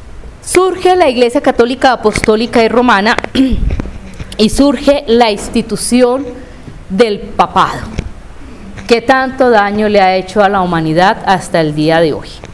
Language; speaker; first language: Spanish; native; Spanish